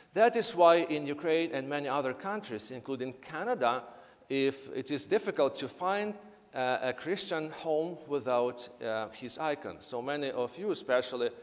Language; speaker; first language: English; non-native, fluent; Ukrainian